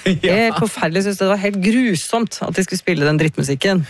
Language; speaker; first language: Norwegian; native; Norwegian